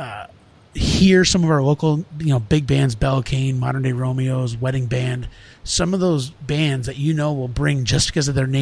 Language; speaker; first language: English; native; English